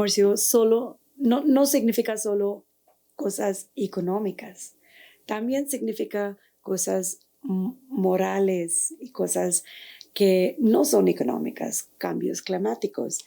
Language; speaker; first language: Spanish; non-native, fluent; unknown